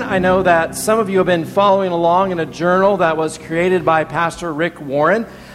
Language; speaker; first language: English; native; English